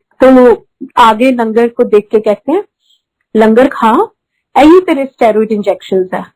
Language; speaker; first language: Hindi; early bilingual, heritage; Hindi